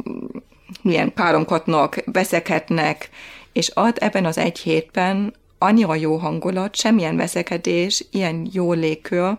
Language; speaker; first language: Hungarian; non-native, fluent; German